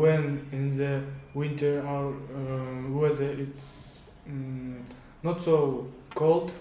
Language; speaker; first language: English; non-native, learner; Kazakh